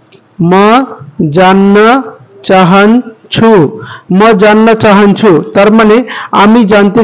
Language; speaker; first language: Nepali; non-native, fluent; Bangla